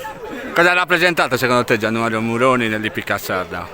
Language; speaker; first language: Italian; native; Italian